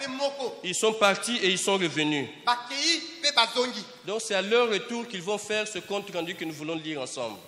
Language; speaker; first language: French; non-native, local second language; Lingala